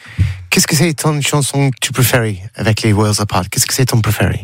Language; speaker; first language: French; non-native, learner; English